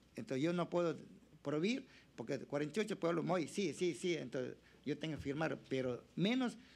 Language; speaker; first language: Spanish; non-native, local second language; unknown